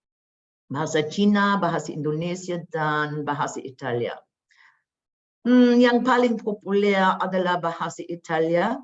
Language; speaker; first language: Indonesian; non-native, fluent; English